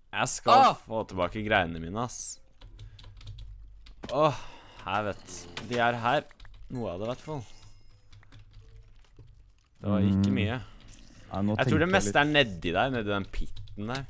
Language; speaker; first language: Norwegian; native; Norwegian